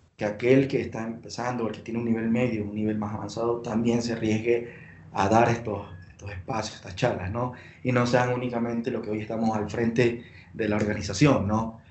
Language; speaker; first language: Spanish; native; Spanish